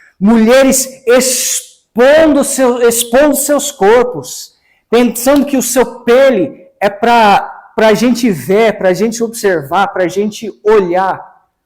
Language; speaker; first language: Portuguese; non-native, fluent; English